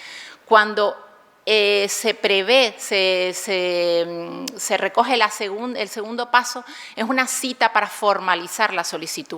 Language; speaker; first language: Spanish; native; Spanish